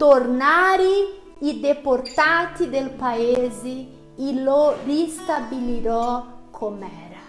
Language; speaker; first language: Italian; non-native, fluent; Portuguese